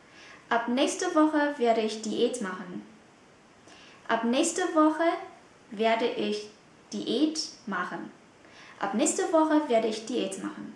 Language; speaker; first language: German; non-native, fluent; Vietnamese